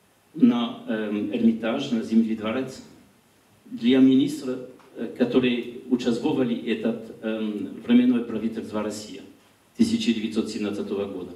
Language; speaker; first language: Russian; non-native, learner; French